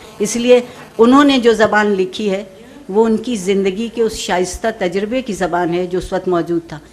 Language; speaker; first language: Urdu; native; Urdu